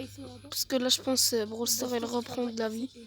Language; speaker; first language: French; native; French